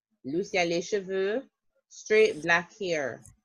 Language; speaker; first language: French; non-native, fluent; English